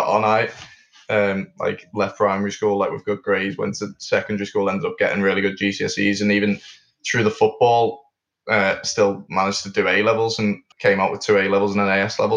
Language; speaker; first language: English; native; English